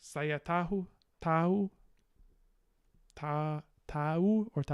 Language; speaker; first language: Indonesian; non-native, learner; English